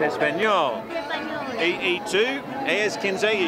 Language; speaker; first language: Spanish; non-native, learner; English